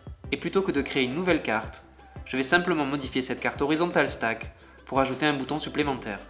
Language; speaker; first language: French; native; French